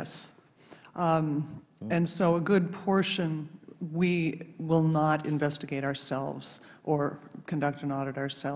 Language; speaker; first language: English; native; English